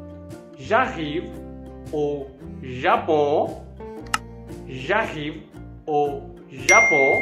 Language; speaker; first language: French; non-native, fluent; Hindi